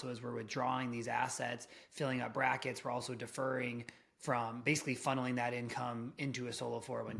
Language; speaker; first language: English; native; English